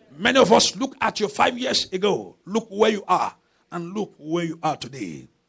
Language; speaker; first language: English; non-native, local second language; Yoruba